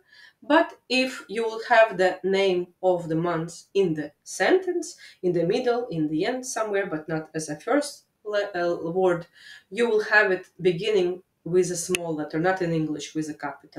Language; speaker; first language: English; non-native, fluent; Latvian